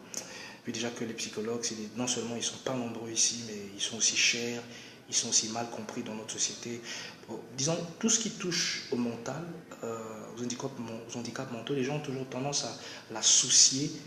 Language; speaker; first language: French; non-native, local second language; Lingala